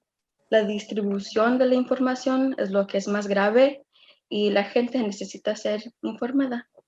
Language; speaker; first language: Spanish; early bilingual, heritage; Spanish